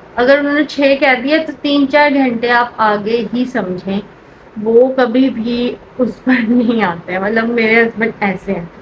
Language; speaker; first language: Urdu; native; Urdu